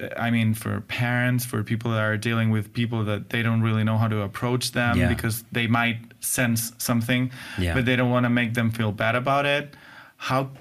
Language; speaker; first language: English; non-native, fluent; Spanish